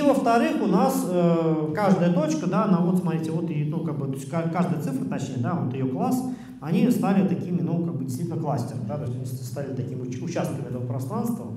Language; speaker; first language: Russian; native; Russian